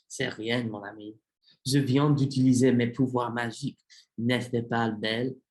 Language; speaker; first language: French; non-native, learner; English